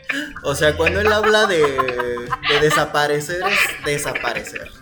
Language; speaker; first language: Spanish; native; Spanish